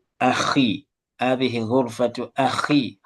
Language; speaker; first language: Arabic; non-native, fluent; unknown